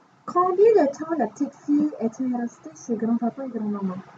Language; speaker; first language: French; native; French